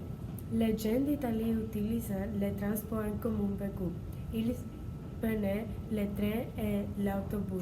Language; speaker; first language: French; non-native, learner; English